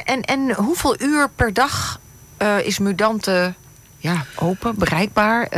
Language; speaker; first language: Dutch; native; Dutch